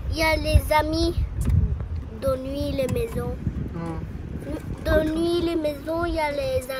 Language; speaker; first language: French; early bilingual, heritage; French